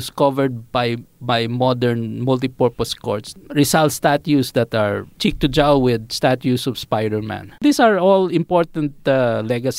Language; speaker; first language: English; non-native, local second language; Filipino